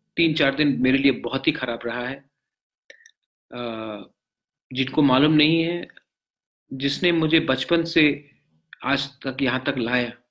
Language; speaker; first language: Hindi; non-native, local second language; Bangla